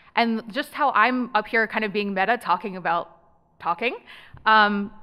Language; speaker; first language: English; native; English